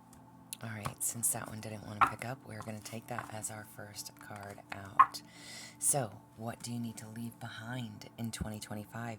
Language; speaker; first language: English; native; English